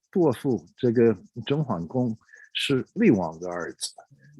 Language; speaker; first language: Chinese; non-native, fluent; English